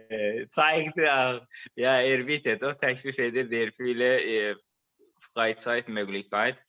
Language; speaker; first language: German; non-native, learner; Azerbaijani